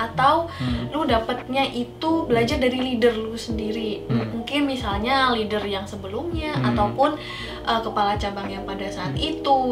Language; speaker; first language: Indonesian; native; Indonesian